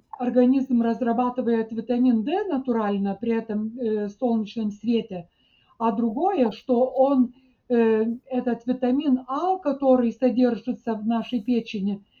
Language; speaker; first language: Russian; non-native, fluent; Lithuanian